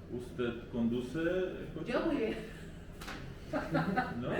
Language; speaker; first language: Spanish; non-native, learner; Korean